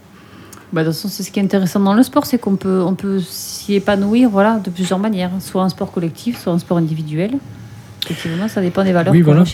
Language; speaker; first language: French; native; French